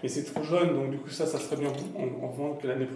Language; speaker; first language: French; native; French